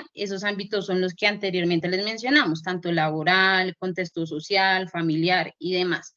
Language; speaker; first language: Spanish; native; Spanish